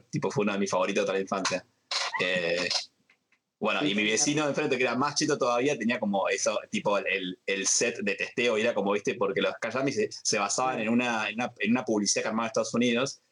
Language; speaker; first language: Spanish; native; Spanish